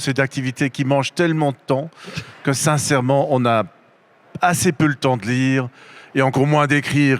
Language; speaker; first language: French; native; French